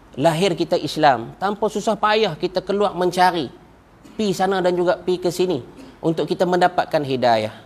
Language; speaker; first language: Malay; native; Malay